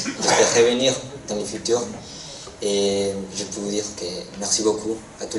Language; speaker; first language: French; non-native, fluent; Spanish